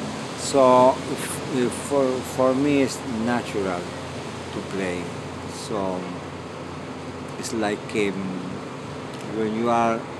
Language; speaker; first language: English; non-native, fluent; Spanish